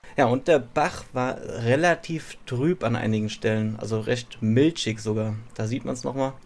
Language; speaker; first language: German; native; German